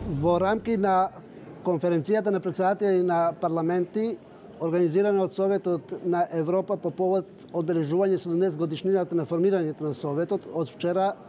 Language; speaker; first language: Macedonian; non-native, local second language; Albanian